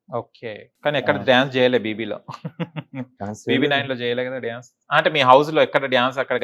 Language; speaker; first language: Telugu; native; Telugu